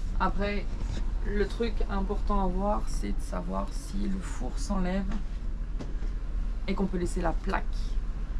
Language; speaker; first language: French; native; French